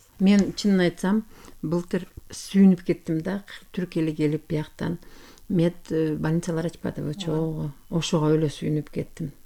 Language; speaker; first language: Kyrgyz; non-native, local second language; Turkish